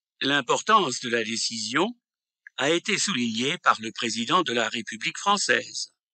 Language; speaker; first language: French; native; French